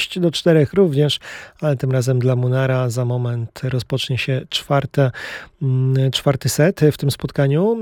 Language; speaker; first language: Polish; native; Polish